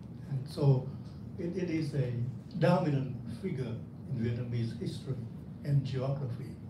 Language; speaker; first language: English; non-native, fluent; Vietnamese